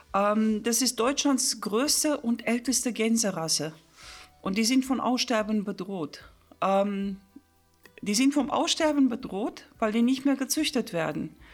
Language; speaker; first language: German; non-native, fluent; Afrikaans